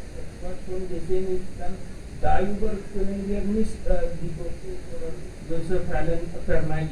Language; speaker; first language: German; non-native, learner; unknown